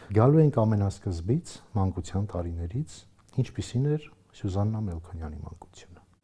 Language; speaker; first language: Armenian; native; Armenian